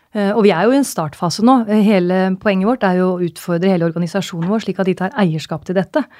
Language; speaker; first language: Norwegian; native; Norwegian